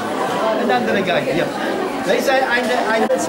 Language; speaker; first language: German; non-native, learner; Italian